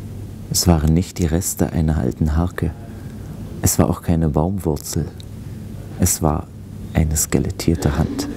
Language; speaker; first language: German; native; German